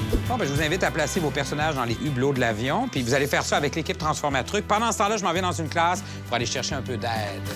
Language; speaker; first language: French; native; French